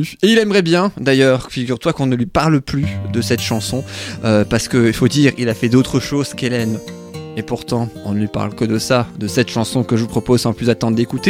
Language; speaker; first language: French; native; French